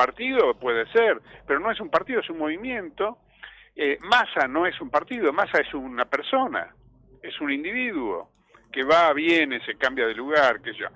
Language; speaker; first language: Spanish; native; Spanish